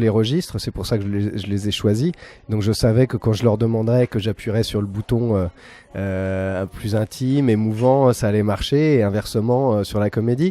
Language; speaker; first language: French; native; French